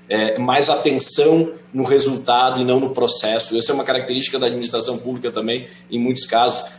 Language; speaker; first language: Portuguese; native; Portuguese